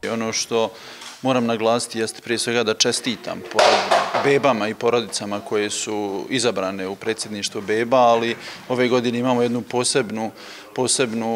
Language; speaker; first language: Serbian; native; Serbian